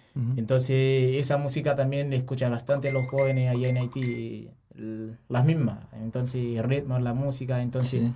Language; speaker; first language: Spanish; non-native, learner; Haitian Creole